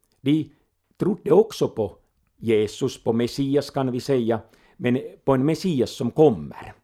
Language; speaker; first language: Swedish; non-native, local second language; Finnish